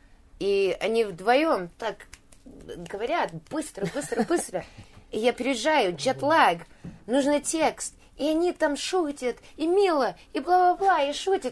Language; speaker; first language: Russian; early bilingual, heritage; Russian